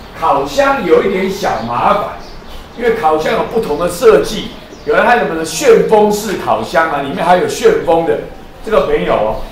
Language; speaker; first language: Chinese; native; Chinese